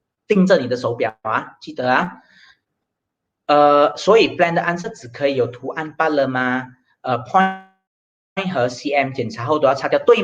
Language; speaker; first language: Chinese; native; Chinese